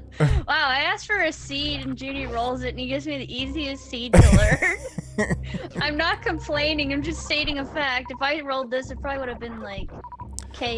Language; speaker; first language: English; native; English